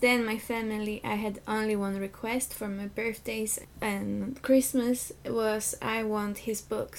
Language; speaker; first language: English; non-native, fluent; Slovak